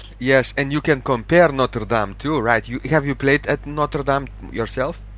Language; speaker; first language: English; non-native, fluent; Lithuanian